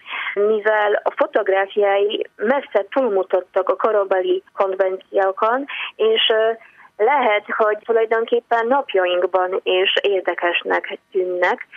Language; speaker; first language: Hungarian; non-native, fluent; Polish